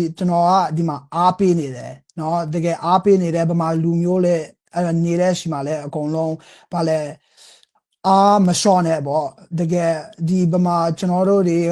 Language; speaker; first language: Burmese; non-native, learner; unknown